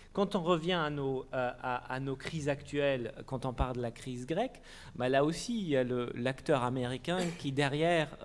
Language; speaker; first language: French; non-native, fluent; German